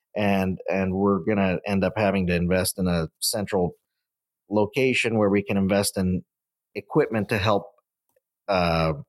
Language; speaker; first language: English; native; English